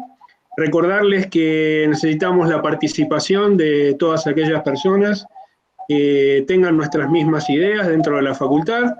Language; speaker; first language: Spanish; native; Spanish